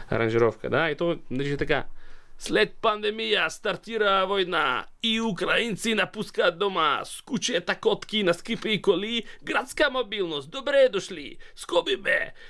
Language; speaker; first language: Bulgarian; non-native, fluent; Ukrainian